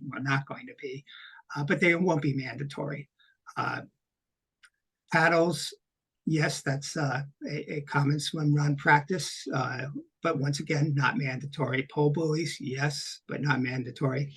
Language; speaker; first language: English; native; English